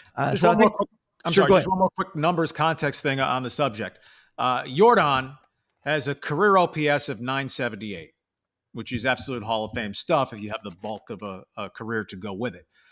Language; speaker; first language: English; native; English